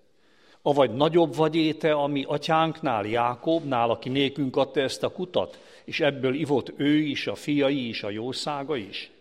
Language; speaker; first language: Hungarian; native; Hungarian